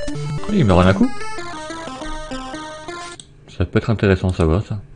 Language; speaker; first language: French; native; French